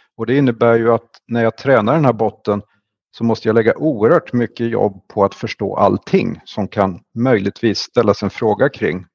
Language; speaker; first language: Swedish; native; Swedish